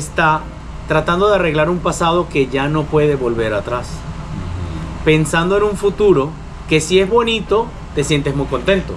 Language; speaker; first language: Spanish; native; Spanish